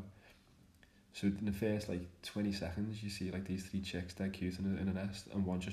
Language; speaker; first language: English; native; English